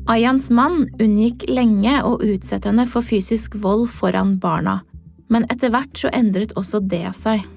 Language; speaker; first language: Norwegian; native; Norwegian